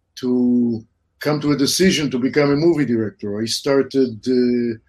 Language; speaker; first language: English; non-native, fluent; Hebrew